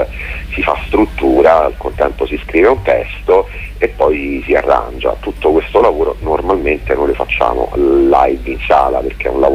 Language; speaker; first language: Italian; native; Italian